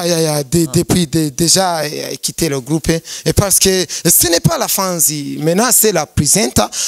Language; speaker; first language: French; non-native, learner; Rundi